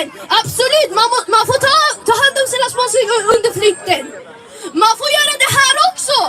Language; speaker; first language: Swedish; early bilingual, other home language; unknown